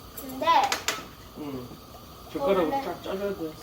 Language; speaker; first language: Korean; native; Korean